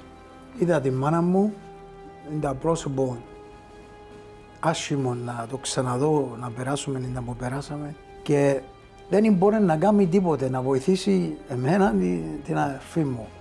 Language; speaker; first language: Greek; early bilingual, heritage; Greek